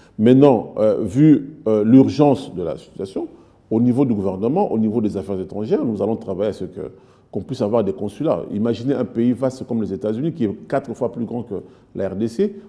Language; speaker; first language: French; non-native, local second language; Lingala